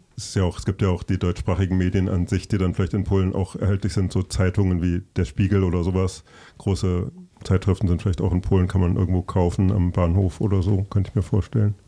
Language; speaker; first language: German; native; German